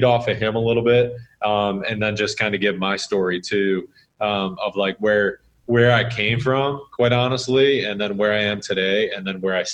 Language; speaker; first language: English; native; English